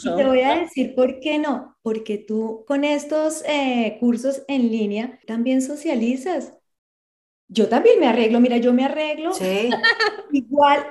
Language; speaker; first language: Spanish; native; Spanish